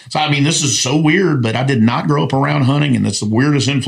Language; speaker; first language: English; native; English